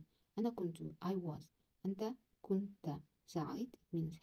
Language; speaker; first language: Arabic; non-native, learner; Kazakh